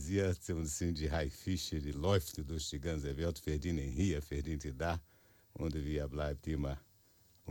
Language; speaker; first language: German; non-native, learner; Portuguese